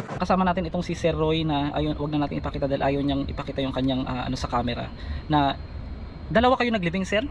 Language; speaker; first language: Filipino; native; Filipino